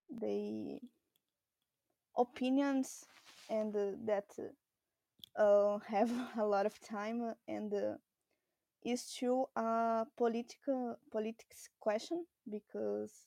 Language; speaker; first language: English; non-native, learner; Portuguese